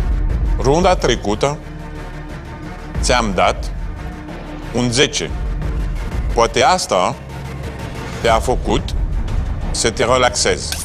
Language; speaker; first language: Romanian; non-native, learner; French